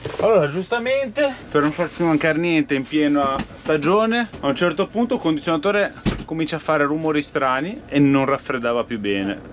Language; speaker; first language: Italian; non-native, fluent; Spanish